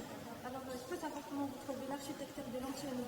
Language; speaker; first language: French; non-native, local second language; Arabic